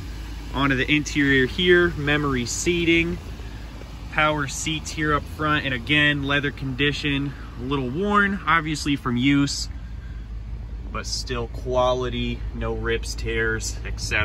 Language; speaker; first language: English; native; English